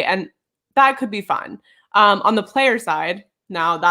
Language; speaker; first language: English; native; English